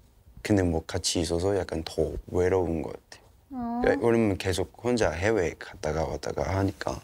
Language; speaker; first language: Korean; non-native, fluent; Cantonese